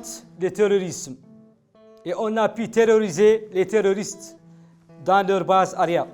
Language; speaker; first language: French; non-native, local second language; Arabic